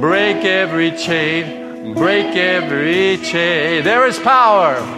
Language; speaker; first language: English; native; English